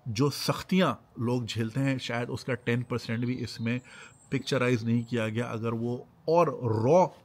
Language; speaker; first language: Urdu; native; Urdu